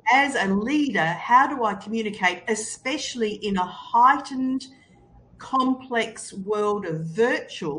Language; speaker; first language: English; native; English